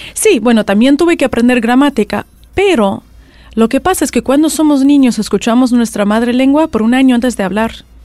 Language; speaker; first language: Spanish; non-native, fluent; Russian